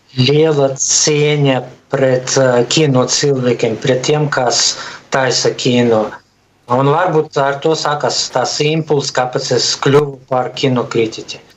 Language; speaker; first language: Latvian; early bilingual, other home language; Russian